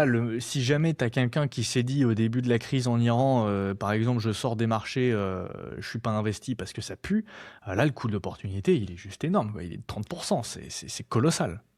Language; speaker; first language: French; native; French